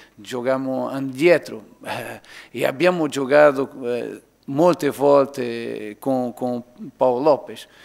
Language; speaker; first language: Italian; non-native, learner; Portuguese